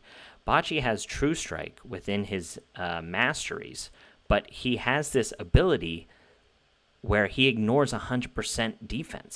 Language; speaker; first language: English; native; English